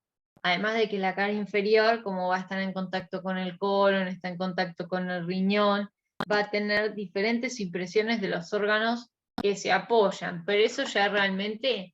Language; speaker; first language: Spanish; native; Spanish